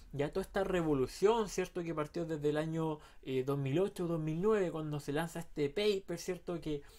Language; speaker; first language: Spanish; native; Spanish